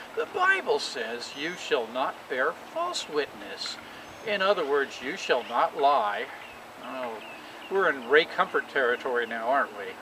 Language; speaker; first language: English; native; English